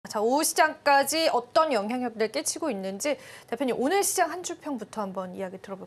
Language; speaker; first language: Korean; native; Korean